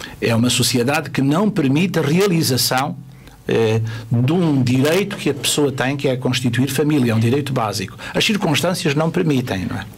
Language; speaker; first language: Portuguese; native; Portuguese